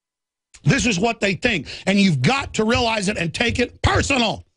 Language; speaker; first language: English; native; English